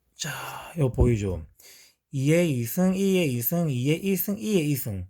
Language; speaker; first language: Korean; native; Korean